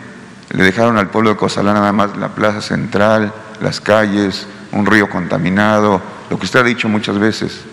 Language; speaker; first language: Spanish; native; Spanish